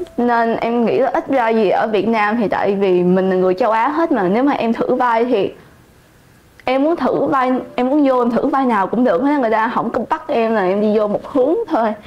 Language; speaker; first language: Vietnamese; early bilingual, heritage; Vietnamese